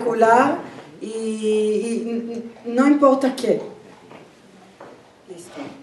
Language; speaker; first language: Spanish; non-native, fluent; Hebrew